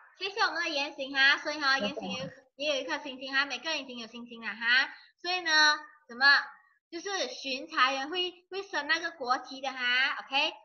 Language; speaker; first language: Chinese; native; Chinese